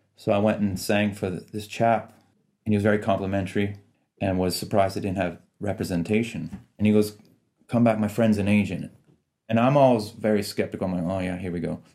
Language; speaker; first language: English; native; English